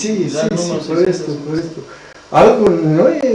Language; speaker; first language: Spanish; non-native, learner; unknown